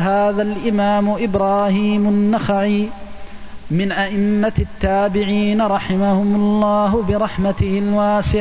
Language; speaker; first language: Arabic; native; Arabic